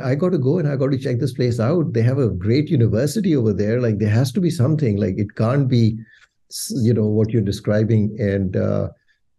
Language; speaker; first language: English; non-native, local second language; Urdu